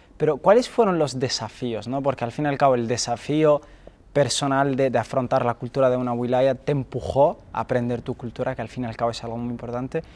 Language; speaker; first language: Spanish; native; Spanish